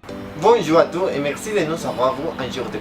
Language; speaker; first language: French; non-native, learner; Spanish